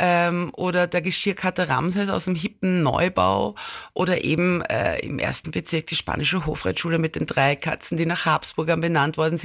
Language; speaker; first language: German; native; German